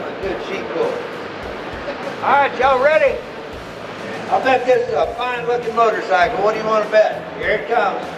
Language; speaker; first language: English; native; English